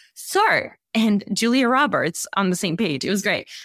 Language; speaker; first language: English; early bilingual, other home language; Bosnian